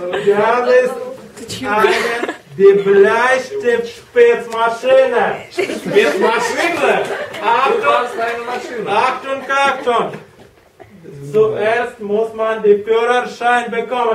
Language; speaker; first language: German; non-native, learner; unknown